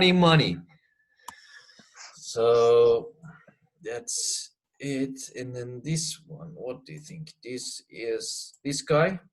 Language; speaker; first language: English; non-native, fluent; Turkish